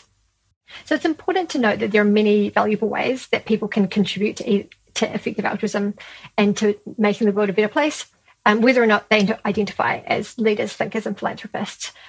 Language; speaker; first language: English; native; English